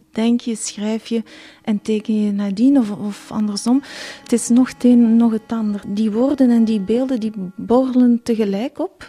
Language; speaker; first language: Dutch; non-native, local second language; French